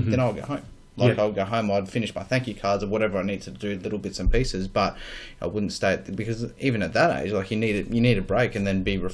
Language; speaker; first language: English; native; English